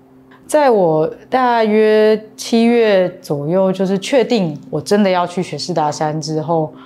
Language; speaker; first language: Chinese; native; Chinese